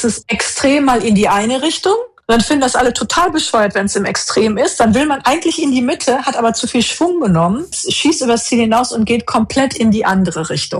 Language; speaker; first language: German; native; German